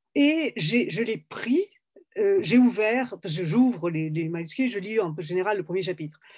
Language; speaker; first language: French; native; French